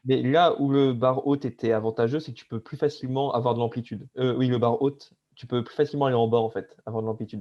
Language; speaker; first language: French; native; French